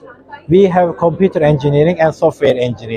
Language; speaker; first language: English; non-native, fluent; Turkish